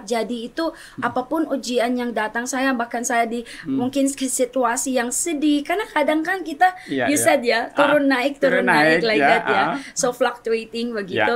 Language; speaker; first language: Indonesian; non-native, fluent; German